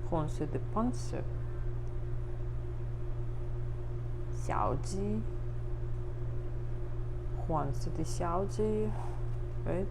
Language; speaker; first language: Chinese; non-native, learner; Russian